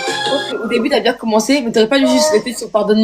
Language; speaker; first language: French; native; French